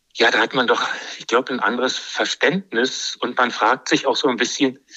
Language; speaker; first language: German; native; German